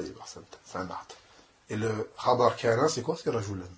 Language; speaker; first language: Arabic; non-native, fluent; French